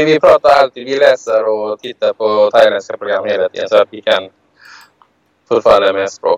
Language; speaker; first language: Swedish; non-native, fluent; Thai